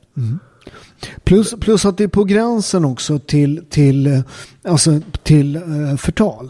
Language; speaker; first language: Swedish; native; Swedish